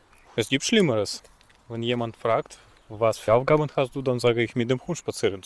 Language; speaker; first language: German; non-native, fluent; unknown